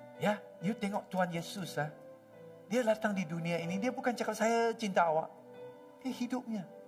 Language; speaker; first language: Malay; non-native, local second language; Chinese